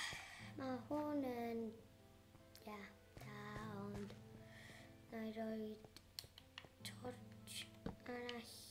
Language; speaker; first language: Welsh; non-native, local second language; English